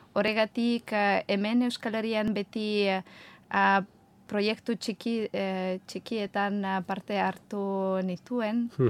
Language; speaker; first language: Basque; non-native, learner; Ukrainian